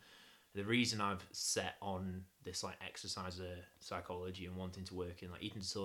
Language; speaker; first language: English; native; English